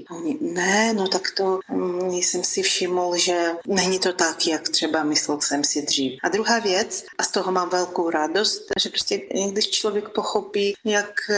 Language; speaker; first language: Czech; non-native, fluent; Ukrainian